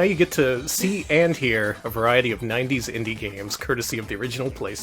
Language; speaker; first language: English; native; English